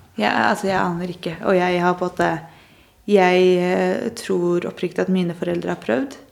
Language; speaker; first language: Norwegian; early bilingual, other home language; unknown